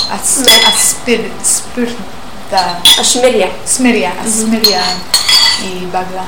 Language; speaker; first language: Icelandic; non-native, learner; English